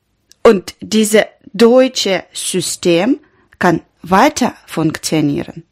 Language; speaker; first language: German; non-native, learner; Ukrainian